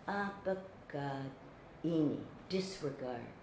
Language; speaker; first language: Indonesian; non-native, fluent; English